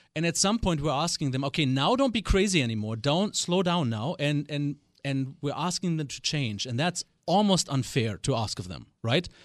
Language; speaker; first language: English; non-native, fluent; German